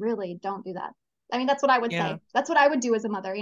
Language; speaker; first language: English; native; English